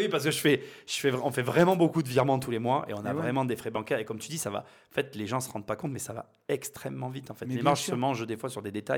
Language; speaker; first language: French; native; French